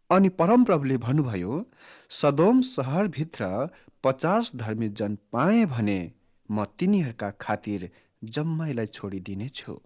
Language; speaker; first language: Nepali; native; Nepali